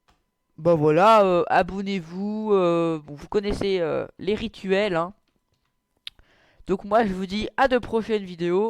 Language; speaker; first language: French; native; French